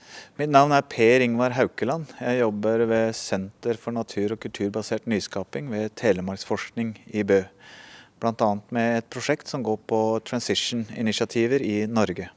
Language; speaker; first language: Norwegian; native; Norwegian